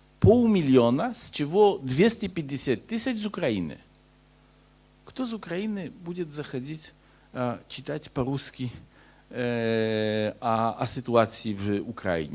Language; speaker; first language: Russian; non-native, fluent; Polish